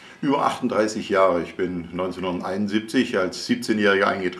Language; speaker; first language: German; native; German